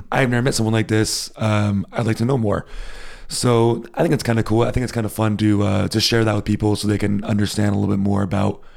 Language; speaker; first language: English; native; English